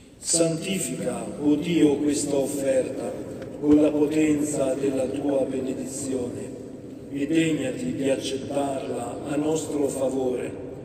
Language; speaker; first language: Italian; non-native, fluent; Igbo